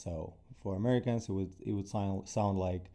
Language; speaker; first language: English; non-native, fluent; Ukrainian